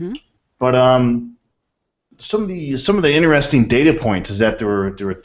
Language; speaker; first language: English; native; English